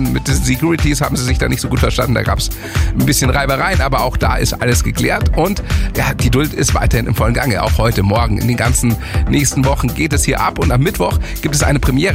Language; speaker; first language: German; native; German